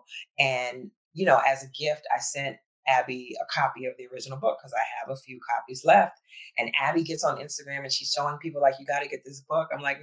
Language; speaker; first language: English; native; English